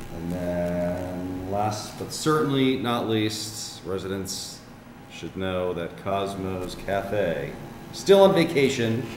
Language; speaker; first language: English; native; English